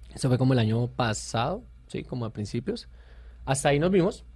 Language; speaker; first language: Spanish; native; Spanish